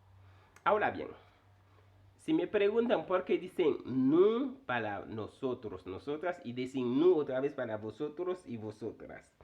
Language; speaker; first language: Spanish; non-native, fluent; Haitian Creole